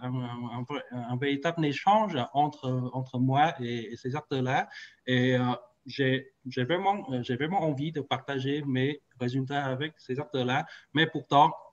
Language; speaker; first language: French; non-native, fluent; Vietnamese